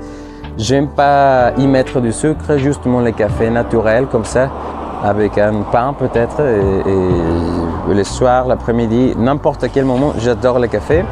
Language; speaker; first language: French; non-native, fluent; Spanish